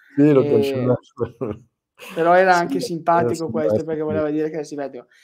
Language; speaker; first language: Italian; native; Italian